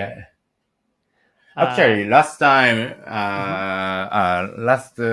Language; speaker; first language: English; non-native, learner; Japanese